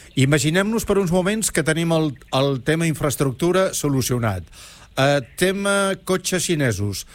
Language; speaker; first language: Catalan; native; Catalan